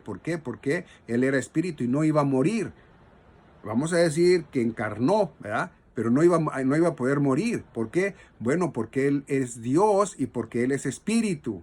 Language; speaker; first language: Spanish; native; Spanish